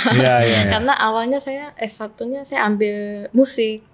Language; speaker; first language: Indonesian; non-native, fluent; Korean